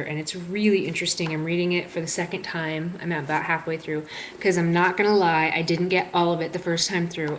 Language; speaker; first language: English; native; English